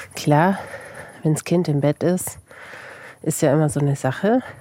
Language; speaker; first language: German; native; German